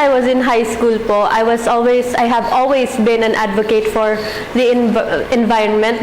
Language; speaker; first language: English; non-native, local second language; Filipino